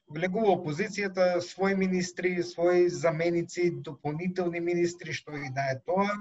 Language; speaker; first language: Macedonian; native; Macedonian